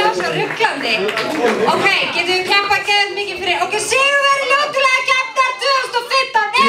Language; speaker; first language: Icelandic; native; Icelandic